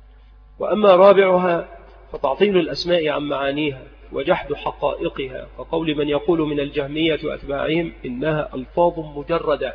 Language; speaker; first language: Arabic; native; Arabic